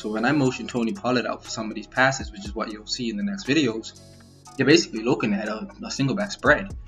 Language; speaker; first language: English; native; English